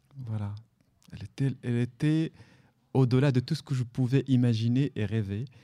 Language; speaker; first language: French; non-native, local second language; Arabic